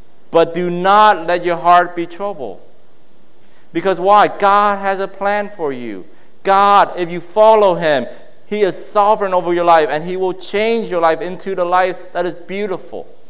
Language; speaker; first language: English; early bilingual, other home language; Vietnamese